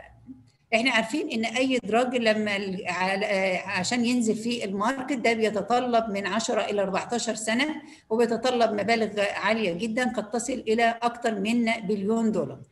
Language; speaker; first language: Arabic; native; Arabic